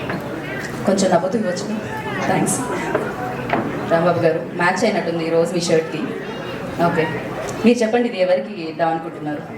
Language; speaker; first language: Telugu; native; Telugu